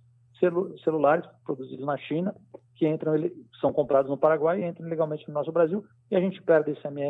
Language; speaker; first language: Portuguese; native; Portuguese